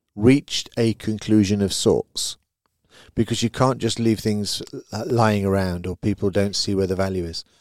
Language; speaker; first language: English; native; English